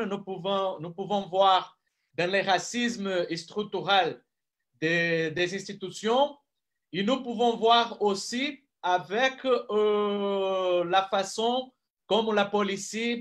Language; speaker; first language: French; non-native, fluent; Portuguese